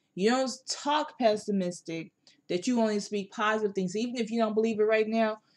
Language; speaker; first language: English; native; English